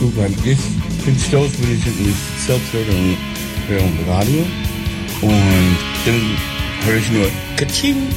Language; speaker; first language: German; non-native, learner; English